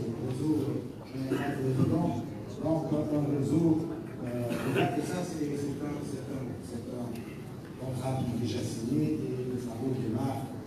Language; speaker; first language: French; non-native, local second language; Arabic